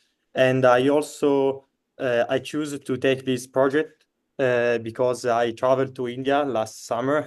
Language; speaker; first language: English; non-native, fluent; Italian